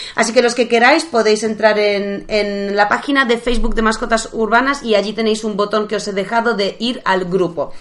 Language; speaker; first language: Spanish; non-native, fluent; Polish